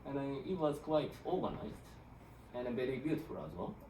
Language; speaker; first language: English; non-native, learner; Japanese